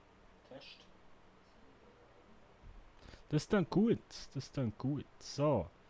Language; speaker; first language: German; native; German